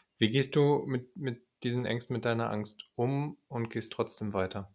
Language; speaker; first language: German; native; German